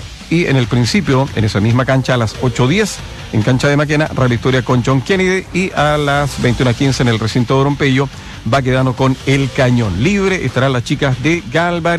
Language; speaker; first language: Spanish; native; Spanish